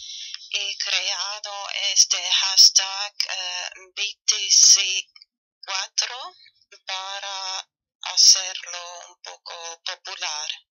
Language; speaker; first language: Spanish; non-native, fluent; German